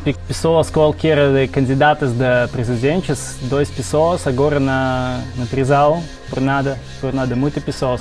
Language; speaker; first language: Portuguese; non-native, learner; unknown